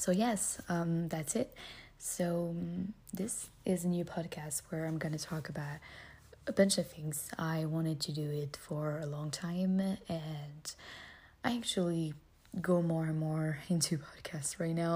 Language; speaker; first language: English; non-native, fluent; French